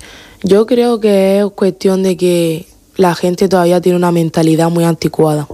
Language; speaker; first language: Spanish; early bilingual, other home language; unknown